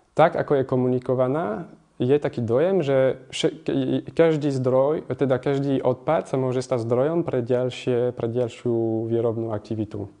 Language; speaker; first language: Slovak; non-native, fluent; French